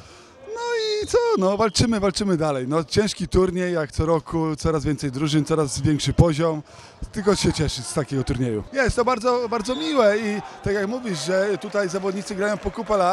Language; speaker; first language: Polish; native; Polish